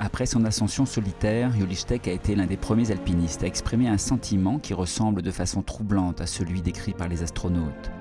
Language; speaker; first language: French; native; French